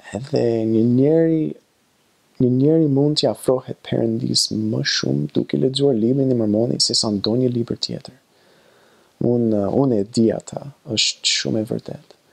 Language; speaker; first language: Albanian; non-native, learner; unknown